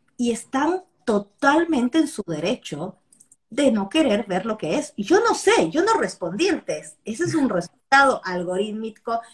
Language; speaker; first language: Spanish; native; Spanish